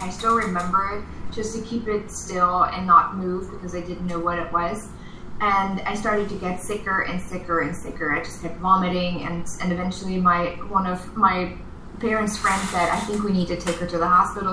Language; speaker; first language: English; non-native, fluent; German